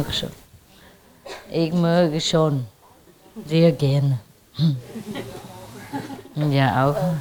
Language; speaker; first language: German; non-native, learner; Vietnamese